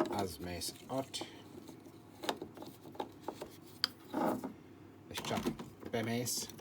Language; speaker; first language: Hungarian; non-native, learner; English